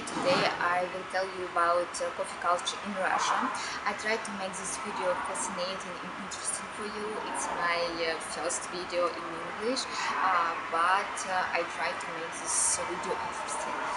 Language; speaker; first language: English; non-native, learner; Russian